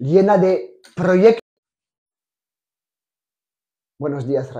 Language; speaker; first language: Spanish; non-native, fluent; French